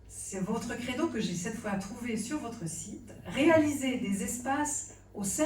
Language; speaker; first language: French; native; French